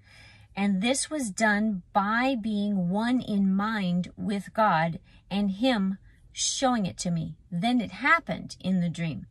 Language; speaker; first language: English; native; English